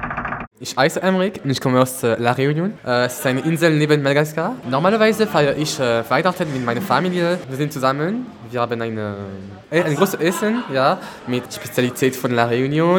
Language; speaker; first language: German; non-native, learner; French